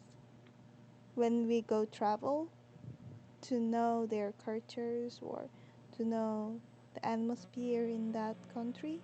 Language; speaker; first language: English; non-native, learner; Korean